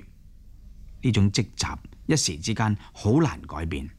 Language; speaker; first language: Chinese; non-native, local second language; Cantonese